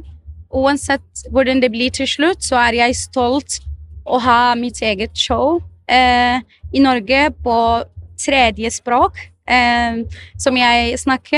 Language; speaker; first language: Norwegian; non-native, fluent; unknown